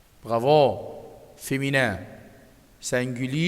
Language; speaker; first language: French; non-native, fluent; Arabic